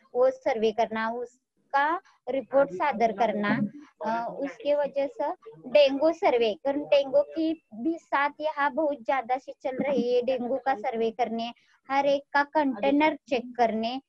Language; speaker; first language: Hindi; non-native, local second language; Marathi